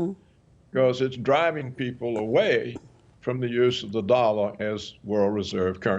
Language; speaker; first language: English; native; English